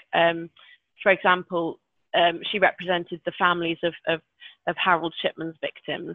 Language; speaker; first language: English; native; English